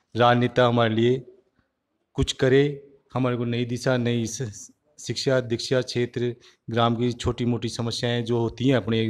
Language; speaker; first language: Hindi; native; Hindi